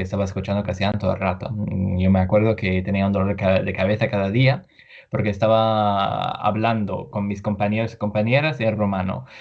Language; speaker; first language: Spanish; non-native, fluent; Arabic